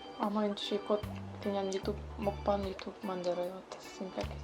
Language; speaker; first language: Korean; non-native, learner; Ukrainian